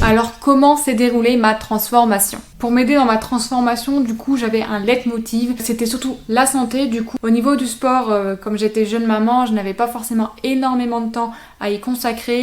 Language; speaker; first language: French; native; French